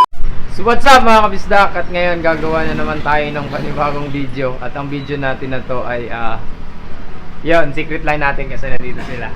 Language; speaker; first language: Filipino; non-native, local second language; Cebuano